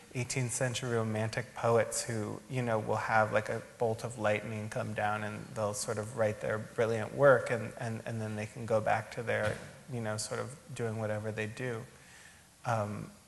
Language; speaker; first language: English; native; English